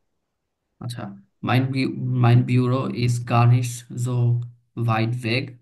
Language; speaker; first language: German; non-native, learner; Bangla